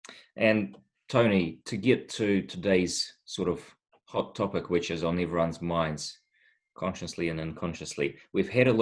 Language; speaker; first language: English; non-native, fluent; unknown